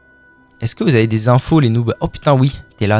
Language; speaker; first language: French; native; French